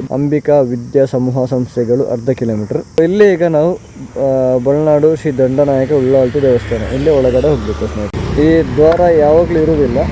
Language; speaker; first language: Kannada; native; Kannada